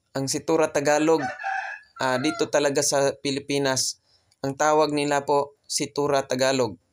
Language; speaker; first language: Filipino; non-native, local second language; Cebuano